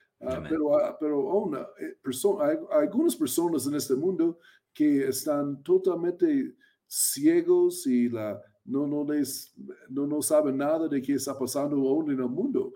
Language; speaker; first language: Spanish; non-native, fluent; English